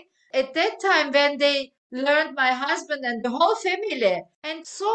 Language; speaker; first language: English; non-native, fluent; Turkish